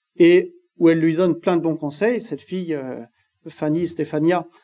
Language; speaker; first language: French; native; French